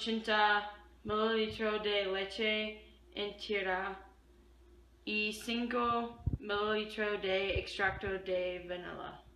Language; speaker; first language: Spanish; non-native, learner; English